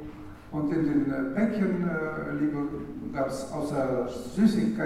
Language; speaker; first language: German; non-native, fluent; Russian